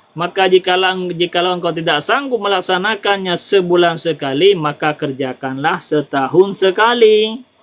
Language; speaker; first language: Malay; non-native, local second language; Achinese